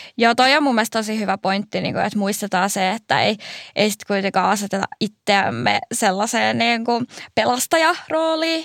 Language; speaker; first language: Finnish; native; Finnish